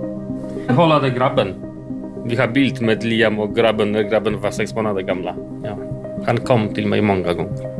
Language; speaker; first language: Swedish; non-native, learner; Polish